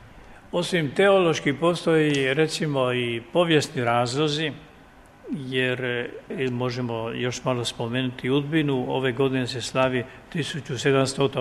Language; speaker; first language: Croatian; native; Croatian